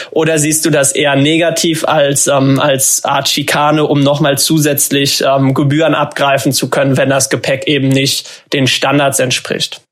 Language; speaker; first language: German; native; German